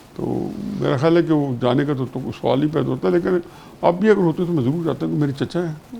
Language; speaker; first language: Urdu; non-native, local second language; Saraiki